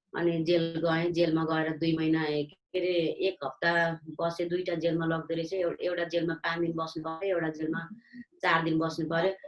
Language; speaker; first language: Nepali; native; Nepali